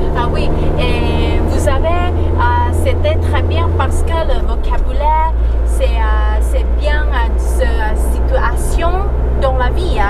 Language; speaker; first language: French; non-native, learner; Thai